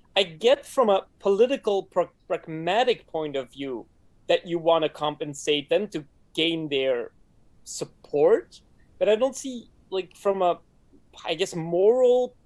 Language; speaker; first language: English; non-native, fluent; Dutch